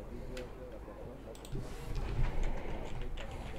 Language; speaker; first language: French; native; French